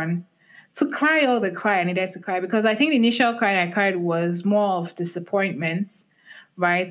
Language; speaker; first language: English; non-native, local second language; Igbo